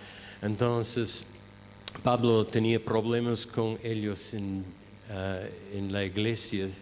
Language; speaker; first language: Spanish; non-native, fluent; English